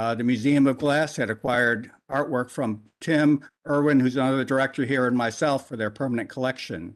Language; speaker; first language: English; native; English